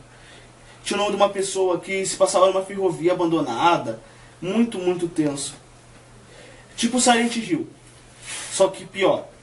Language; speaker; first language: Portuguese; native; Portuguese